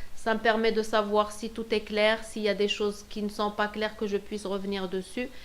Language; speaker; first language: French; non-native, local second language; Arabic